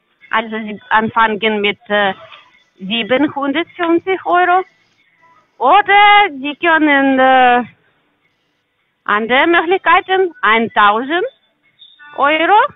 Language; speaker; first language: German; non-native, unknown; Russian